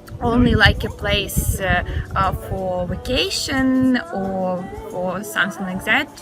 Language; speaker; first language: English; non-native, learner; Ukrainian